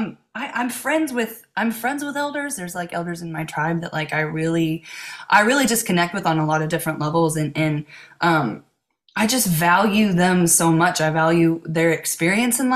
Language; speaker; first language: English; native; English